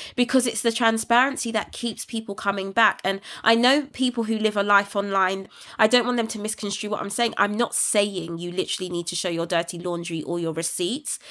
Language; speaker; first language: English; native; English